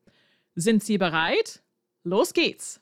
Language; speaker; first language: German; non-native, fluent; English